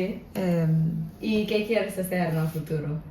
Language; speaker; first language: Spanish; non-native, local second language; English